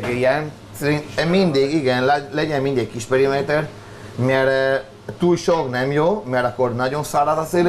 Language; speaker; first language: Hungarian; non-native, learner; Italian